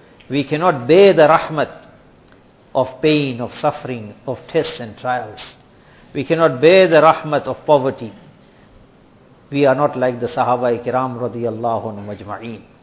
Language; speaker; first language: English; native; English